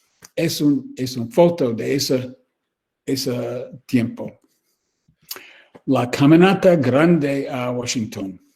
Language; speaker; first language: Spanish; non-native, learner; English